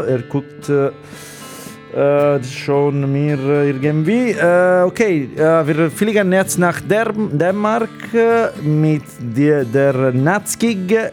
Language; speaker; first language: German; non-native, learner; Italian